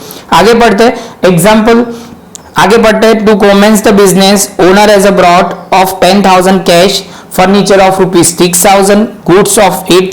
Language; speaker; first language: Hindi; non-native, local second language; Gujarati